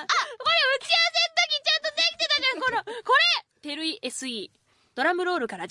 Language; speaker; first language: Japanese; native; Japanese